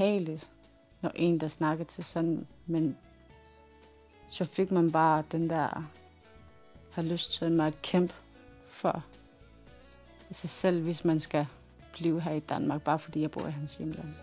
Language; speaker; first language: Danish; non-native, local second language; Kalaallisut